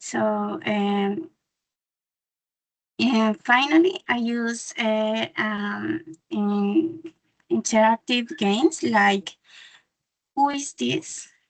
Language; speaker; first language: English; non-native, learner; Spanish